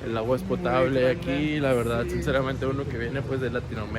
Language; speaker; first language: Spanish; native; Spanish